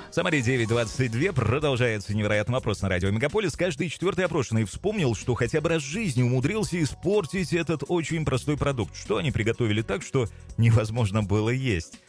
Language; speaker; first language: Russian; native; Russian